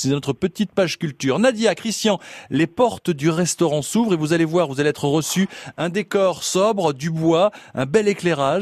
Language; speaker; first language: French; native; French